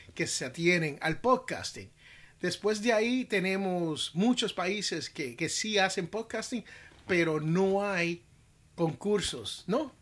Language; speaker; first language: Spanish; native; Spanish